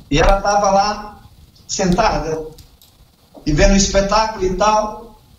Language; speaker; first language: Portuguese; native; Portuguese